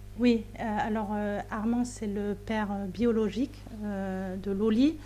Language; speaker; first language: French; non-native, fluent; German